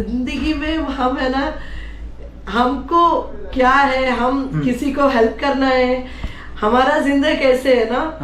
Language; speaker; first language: Hindi; non-native, local second language; Malayalam